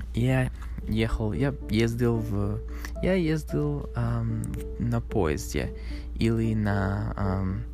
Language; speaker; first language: Russian; non-native, learner; English